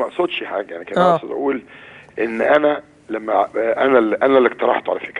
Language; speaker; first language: Arabic; native; Arabic